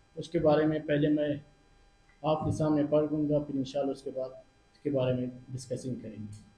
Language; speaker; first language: Urdu; non-native, fluent; Pashto